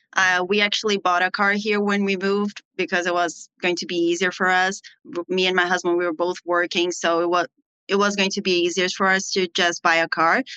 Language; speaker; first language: English; non-native, fluent; Portuguese